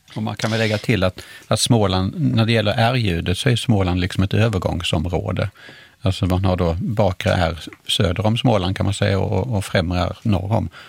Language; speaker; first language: Swedish; native; Swedish